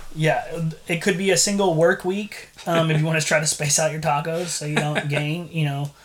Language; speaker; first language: English; native; English